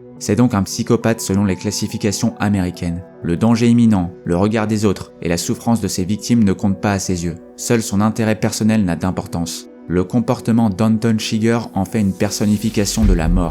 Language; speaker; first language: French; native; French